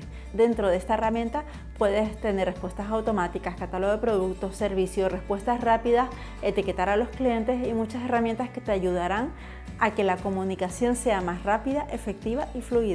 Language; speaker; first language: Spanish; native; Spanish